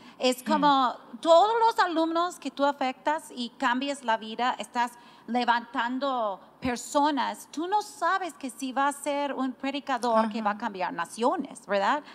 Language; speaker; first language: Spanish; non-native, fluent; English